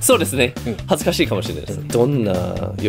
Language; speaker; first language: Japanese; non-native, learner; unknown